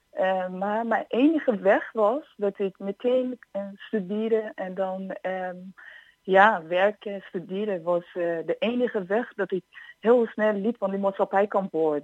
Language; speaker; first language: Dutch; non-native, fluent; Persian